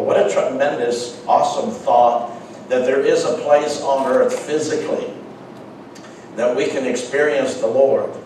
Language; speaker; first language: English; native; English